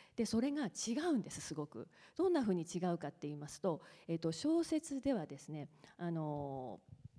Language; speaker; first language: Japanese; native; Japanese